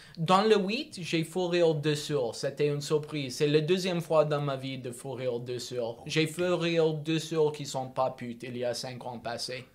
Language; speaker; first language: French; non-native, local second language; English